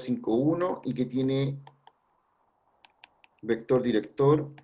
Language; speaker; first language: Spanish; native; Spanish